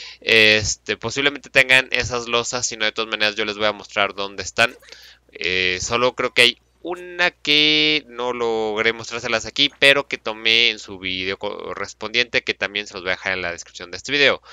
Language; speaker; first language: Spanish; native; Spanish